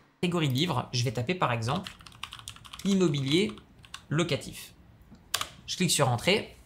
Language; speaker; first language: French; native; French